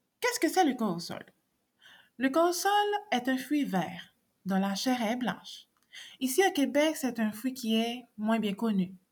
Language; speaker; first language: French; non-native, local second language; Haitian Creole